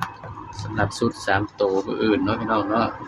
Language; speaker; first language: Thai; non-native, local second language; Lao